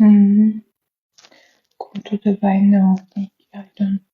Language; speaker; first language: English; non-native, learner; Russian